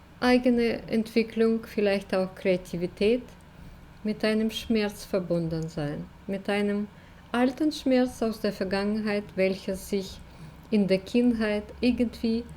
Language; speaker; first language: German; non-native, fluent; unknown